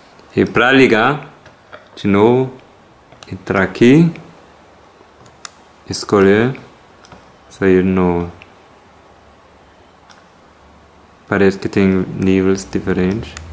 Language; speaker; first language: Portuguese; non-native, fluent; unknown